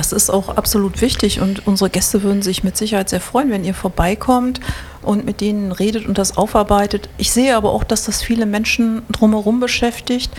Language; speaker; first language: German; native; German